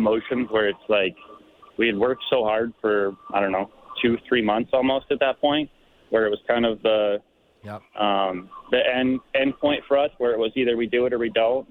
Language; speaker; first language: English; native; English